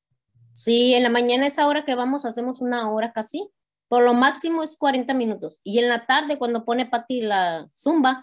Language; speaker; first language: Spanish; native; Spanish